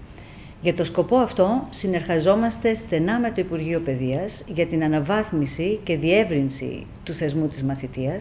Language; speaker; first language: Greek; native; Greek